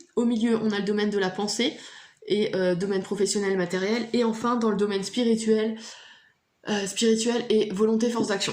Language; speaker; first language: French; native; French